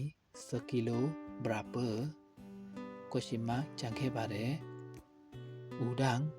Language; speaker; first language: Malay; non-native, fluent; Burmese